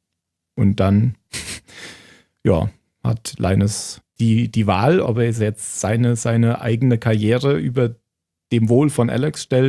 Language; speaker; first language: German; native; German